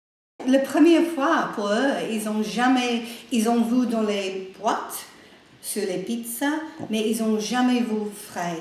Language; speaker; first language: French; non-native, learner; English